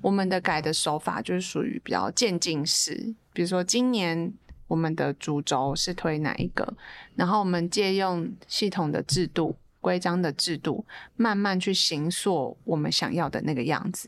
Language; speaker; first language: Chinese; native; Chinese